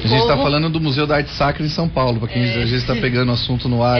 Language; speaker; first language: Portuguese; native; Portuguese